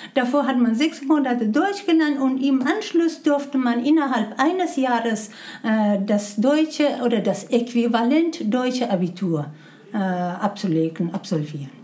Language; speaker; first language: German; non-native, fluent; Persian